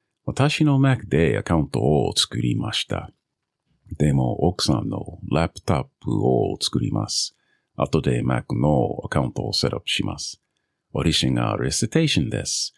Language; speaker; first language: Japanese; non-native, learner; English